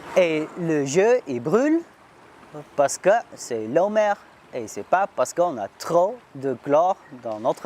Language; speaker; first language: French; non-native, learner; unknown